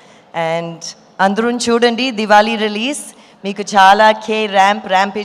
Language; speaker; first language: Telugu; non-native, learner; Malayalam